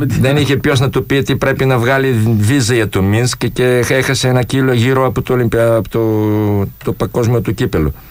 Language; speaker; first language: Greek; non-native, fluent; Polish